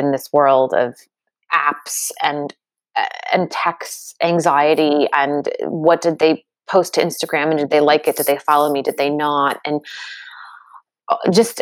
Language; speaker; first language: English; native; English